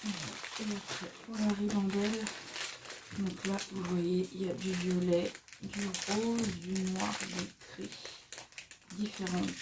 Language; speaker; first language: French; native; French